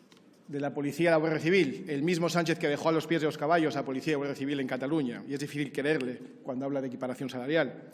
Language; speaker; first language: Spanish; native; Spanish